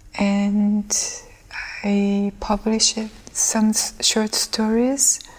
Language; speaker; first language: English; non-native, fluent; Korean